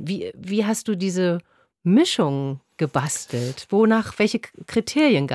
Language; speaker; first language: German; native; German